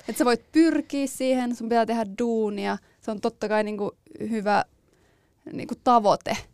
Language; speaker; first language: Finnish; native; Finnish